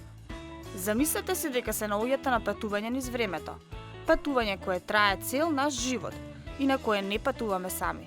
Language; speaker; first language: Macedonian; native; Macedonian